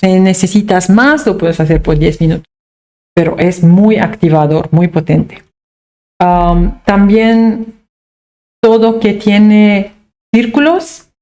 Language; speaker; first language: Spanish; non-native, fluent; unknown